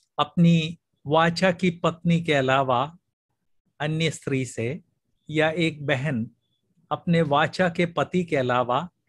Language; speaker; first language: Hindi; non-native, local second language; Malayalam